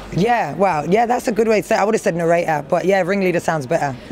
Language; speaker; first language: English; native; English